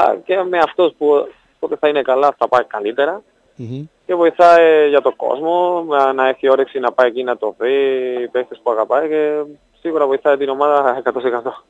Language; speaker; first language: Greek; non-native, learner; Spanish